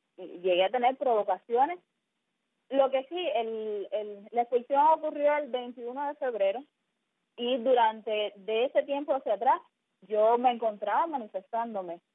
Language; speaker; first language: Spanish; native; Spanish